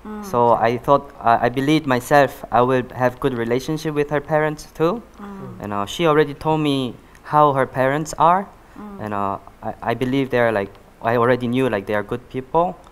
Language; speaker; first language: English; non-native, fluent; Korean